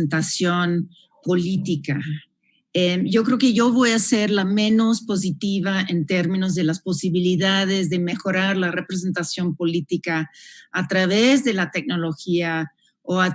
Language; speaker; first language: Spanish; non-native, fluent; English